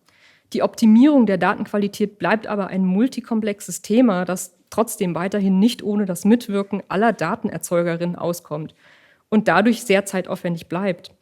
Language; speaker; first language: German; native; German